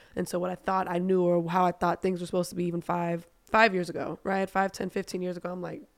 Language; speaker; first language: English; non-native, fluent; German